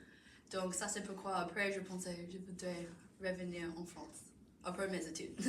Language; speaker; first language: French; non-native, fluent; English